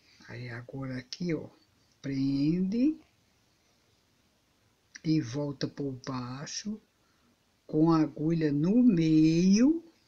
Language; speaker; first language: Portuguese; native; Portuguese